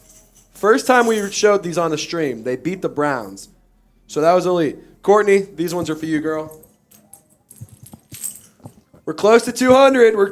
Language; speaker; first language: English; native; English